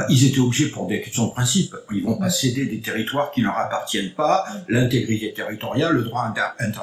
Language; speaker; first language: French; native; French